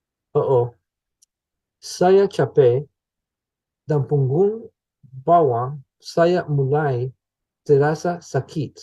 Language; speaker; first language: Indonesian; non-native, learner; English